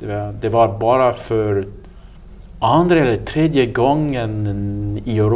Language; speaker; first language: Swedish; non-native, learner; English